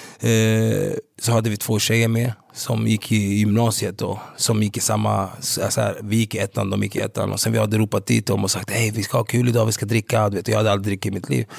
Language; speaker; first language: Swedish; early bilingual, other home language; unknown